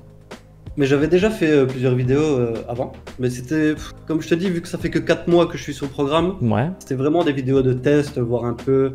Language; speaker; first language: French; native; French